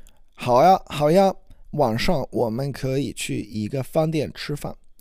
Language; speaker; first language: Chinese; non-native, learner; English